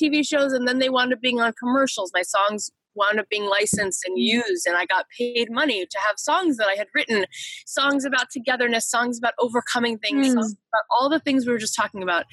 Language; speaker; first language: English; native; English